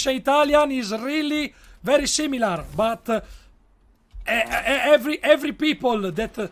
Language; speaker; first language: English; non-native, learner; Italian